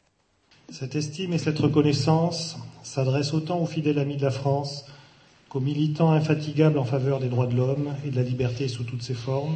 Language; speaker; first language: French; native; French